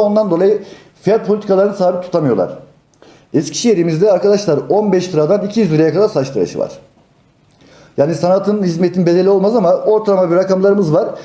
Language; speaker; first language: Turkish; native; Turkish